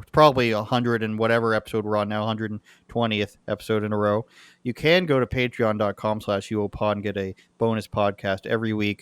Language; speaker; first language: English; native; English